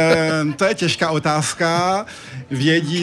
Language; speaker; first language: Czech; early bilingual, heritage; French